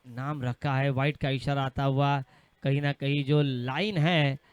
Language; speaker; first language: Hindi; non-native, local second language; Marathi